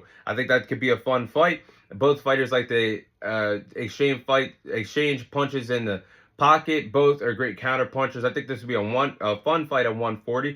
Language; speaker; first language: English; native; English